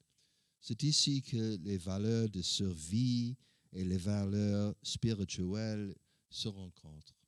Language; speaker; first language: French; non-native, learner; English